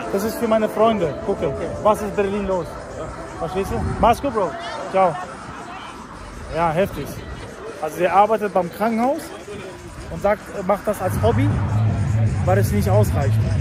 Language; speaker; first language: German; native; German